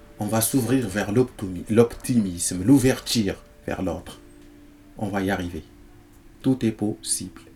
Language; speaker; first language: French; non-native, local second language; Tamasheq